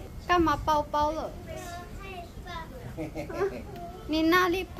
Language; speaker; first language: Chinese; non-native, learner; Filipino